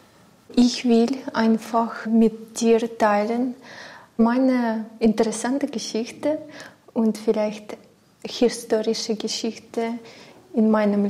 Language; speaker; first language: German; non-native, learner; Ukrainian